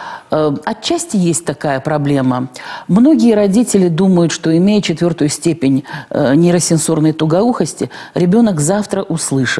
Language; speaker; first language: Russian; native; Russian